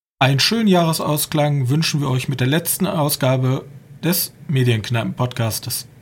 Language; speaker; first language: German; native; German